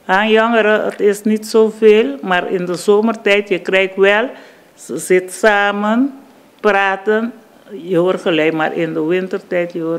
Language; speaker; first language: Dutch; non-native, learner; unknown